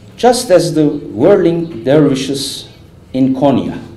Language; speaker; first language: English; non-native, fluent; Turkish